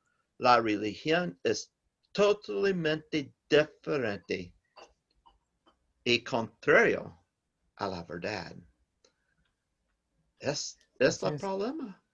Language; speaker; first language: Spanish; non-native, learner; English